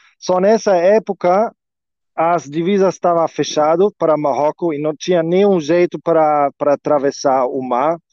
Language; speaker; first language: Portuguese; non-native, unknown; German